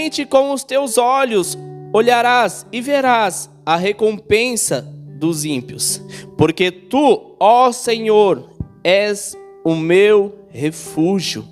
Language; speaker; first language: Portuguese; native; Portuguese